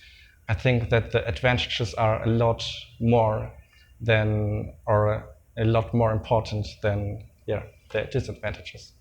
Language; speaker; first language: English; non-native, fluent; German